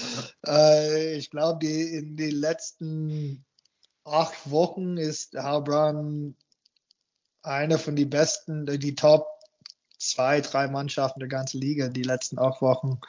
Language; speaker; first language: German; non-native, fluent; English